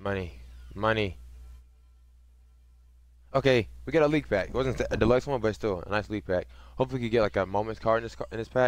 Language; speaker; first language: English; native; English